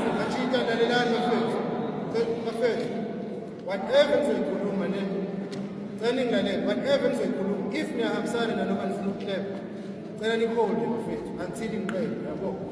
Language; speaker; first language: Zulu; native; Zulu